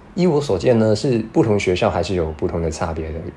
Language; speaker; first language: Chinese; non-native, fluent; Cantonese